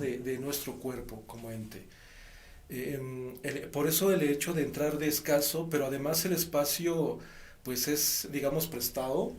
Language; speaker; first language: Spanish; native; Spanish